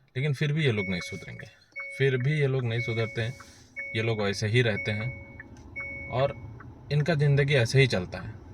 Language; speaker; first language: Hindi; native; Hindi